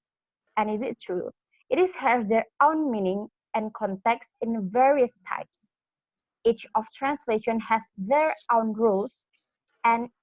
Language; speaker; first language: English; non-native, learner; Indonesian